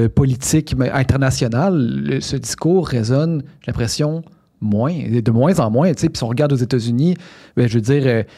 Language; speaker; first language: French; native; French